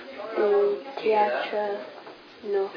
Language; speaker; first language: French; non-native, learner; English